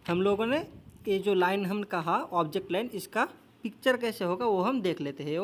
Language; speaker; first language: Hindi; non-native, local second language; Bangla